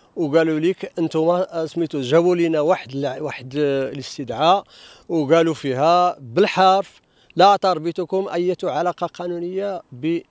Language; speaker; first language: Arabic; native; Arabic